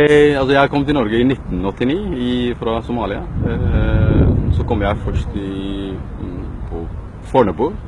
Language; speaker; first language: Norwegian; early bilingual, other home language; Somali